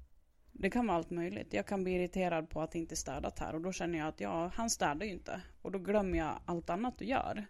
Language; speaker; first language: Swedish; native; Swedish